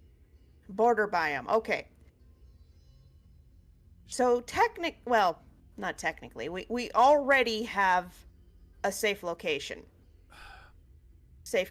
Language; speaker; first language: English; native; English